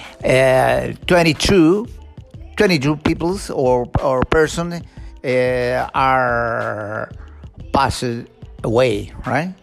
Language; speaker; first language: English; non-native, learner; Spanish